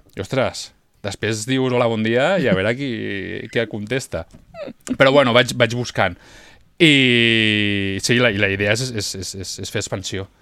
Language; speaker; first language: Catalan; native; Catalan